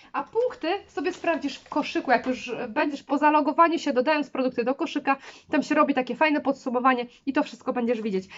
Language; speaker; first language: Polish; native; Polish